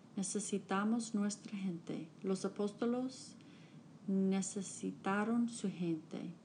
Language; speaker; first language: Spanish; non-native, learner; English